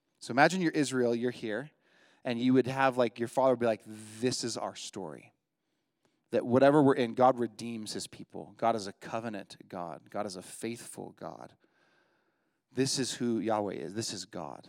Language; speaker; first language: English; native; English